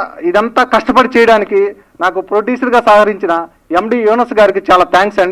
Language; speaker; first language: Telugu; native; Telugu